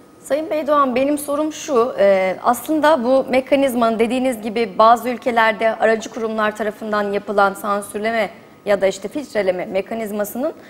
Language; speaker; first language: Turkish; native; Turkish